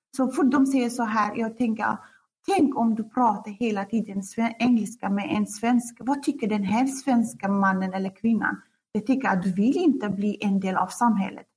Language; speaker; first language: Swedish; non-native, fluent; Central Kurdish